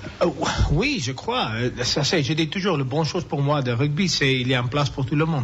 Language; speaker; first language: French; non-native, learner; English